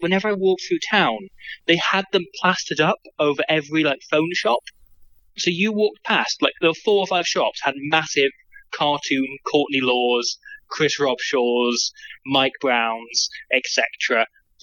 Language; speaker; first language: English; native; English